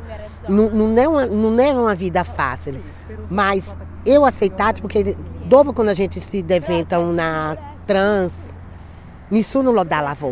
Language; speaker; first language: Italian; non-native, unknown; Portuguese